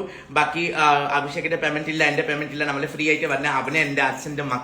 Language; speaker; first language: Malayalam; non-native, learner; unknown